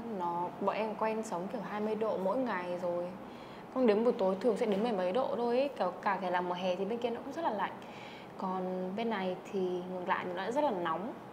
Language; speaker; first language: Vietnamese; early bilingual, heritage; Czech